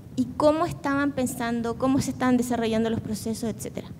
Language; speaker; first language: Spanish; native; Spanish